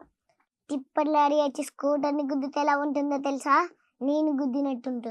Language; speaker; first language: Telugu; native; Telugu